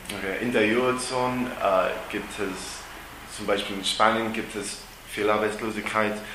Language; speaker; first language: German; non-native, learner; English